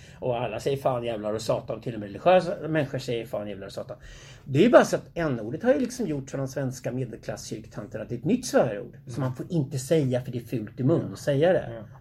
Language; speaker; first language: Swedish; native; Swedish